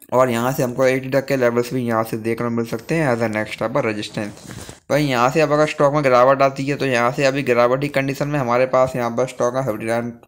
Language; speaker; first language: Hindi; native; Hindi